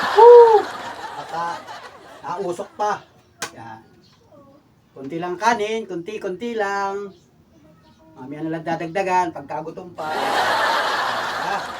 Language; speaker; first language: Filipino; native; Filipino